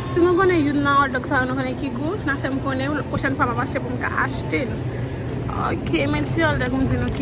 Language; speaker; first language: French; non-native, learner; Haitian Creole